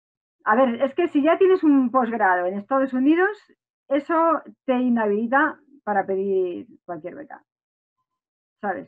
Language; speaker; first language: Spanish; native; Spanish